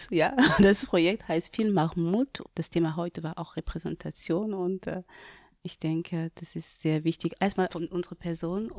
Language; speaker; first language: German; non-native, fluent; French